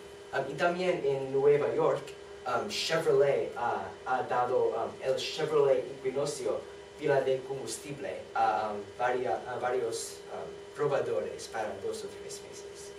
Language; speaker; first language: Spanish; non-native, learner; English